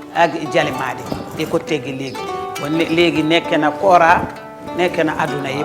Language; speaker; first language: Wolof; non-native, local second language; Mandingo